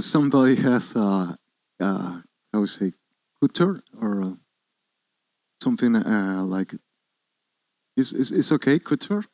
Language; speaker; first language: English; non-native, learner; Spanish